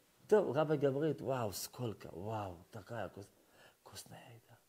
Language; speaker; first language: Russian; early bilingual, heritage; Russian